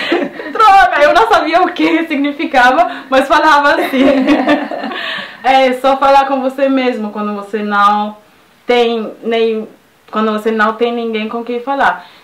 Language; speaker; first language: Portuguese; non-native, fluent; French